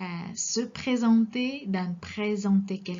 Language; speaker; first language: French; non-native, fluent; Indonesian